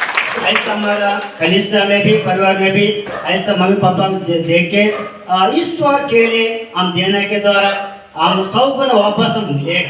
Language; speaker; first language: Hindi; non-native, local second language; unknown